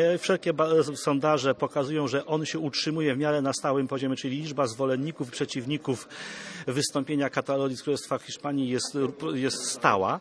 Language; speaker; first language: Polish; native; Polish